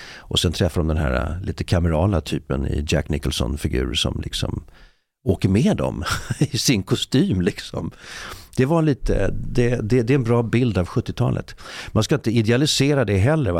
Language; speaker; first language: Swedish; native; Swedish